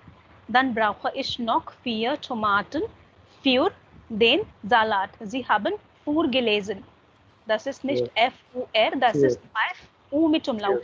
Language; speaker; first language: German; non-native, fluent; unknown